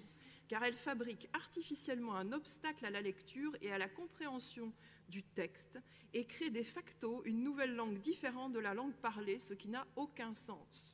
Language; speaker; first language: French; native; French